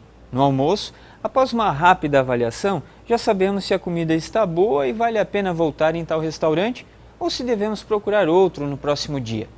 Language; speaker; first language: Portuguese; native; Portuguese